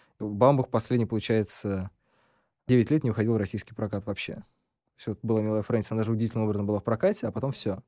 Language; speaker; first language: Russian; native; Russian